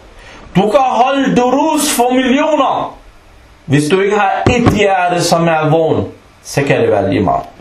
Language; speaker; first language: Danish; non-native, local second language; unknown